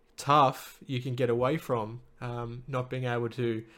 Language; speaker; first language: English; native; English